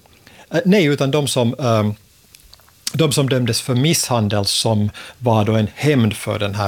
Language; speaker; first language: Swedish; native; Swedish